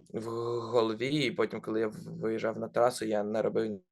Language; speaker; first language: Ukrainian; non-native, local second language; Russian